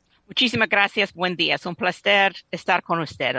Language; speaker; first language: Spanish; non-native, fluent; English